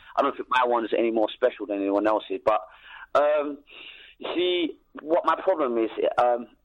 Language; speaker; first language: English; native; English